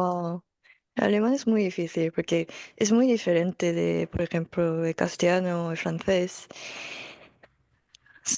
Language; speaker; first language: Spanish; non-native, fluent; Korean